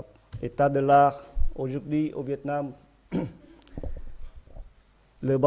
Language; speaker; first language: French; non-native, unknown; Vietnamese